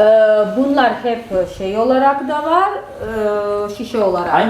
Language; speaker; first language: Turkish; non-native, fluent; Georgian